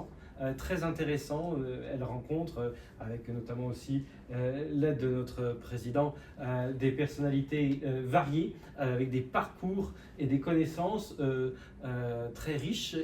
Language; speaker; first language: French; native; French